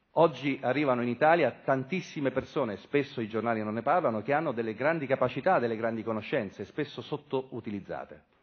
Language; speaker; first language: Italian; native; Italian